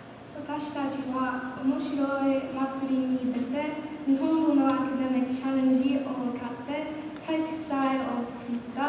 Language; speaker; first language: Japanese; non-native, learner; English